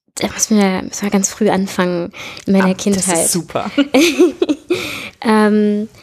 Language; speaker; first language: German; native; German